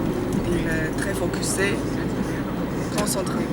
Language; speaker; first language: French; non-native, fluent; Slovenian